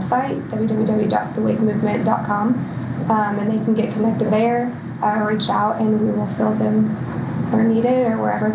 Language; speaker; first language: English; native; English